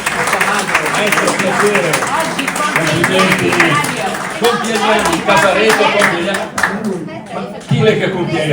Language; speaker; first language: Italian; native; Italian